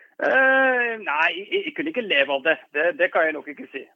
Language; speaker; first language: Norwegian; non-native, fluent; Dutch